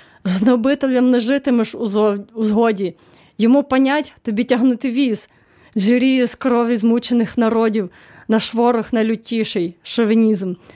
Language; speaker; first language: Ukrainian; native; Ukrainian